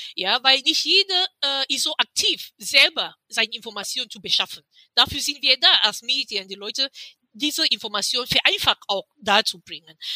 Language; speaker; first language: German; non-native, fluent; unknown